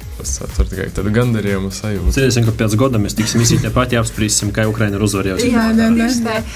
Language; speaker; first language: Latvian; native; Latvian